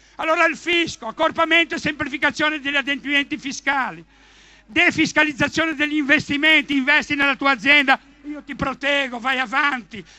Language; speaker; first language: Italian; native; Italian